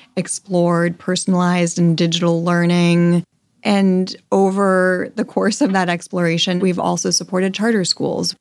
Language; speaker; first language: English; native; English